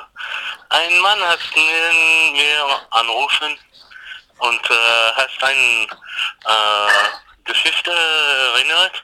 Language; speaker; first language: German; non-native, learner; English